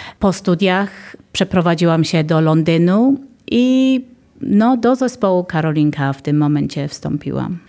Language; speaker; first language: Polish; early bilingual, heritage; Polish